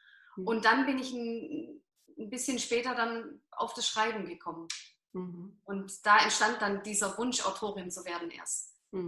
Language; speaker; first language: German; native; German